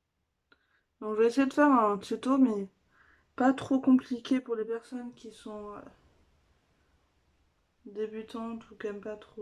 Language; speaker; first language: French; native; French